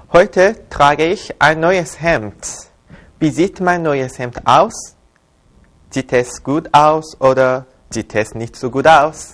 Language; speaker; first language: German; non-native, fluent; Korean